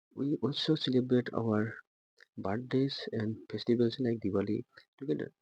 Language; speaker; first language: English; non-native, local second language; Assamese